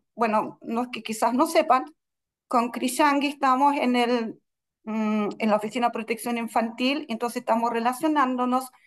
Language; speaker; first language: Spanish; non-native, fluent; Russian